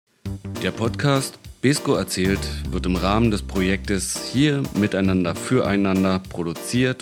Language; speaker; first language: German; native; German